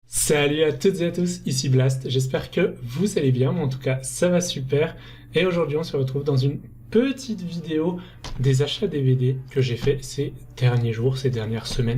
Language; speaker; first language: French; native; French